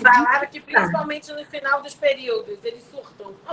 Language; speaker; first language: Portuguese; native; Portuguese